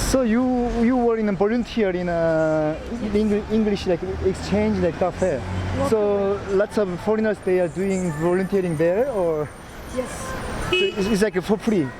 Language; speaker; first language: English; non-native, fluent; Korean